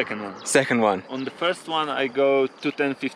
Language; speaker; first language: English; non-native, learner; Polish